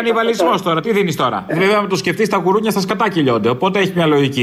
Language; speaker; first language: Greek; native; Greek